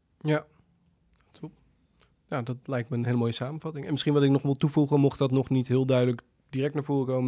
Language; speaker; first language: Dutch; native; Dutch